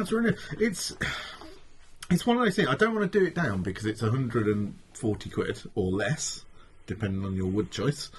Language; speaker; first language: English; native; English